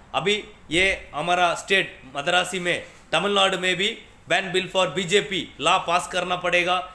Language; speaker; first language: Hindi; non-native, local second language; Tamil